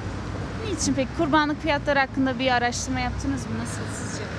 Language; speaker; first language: Turkish; native; Turkish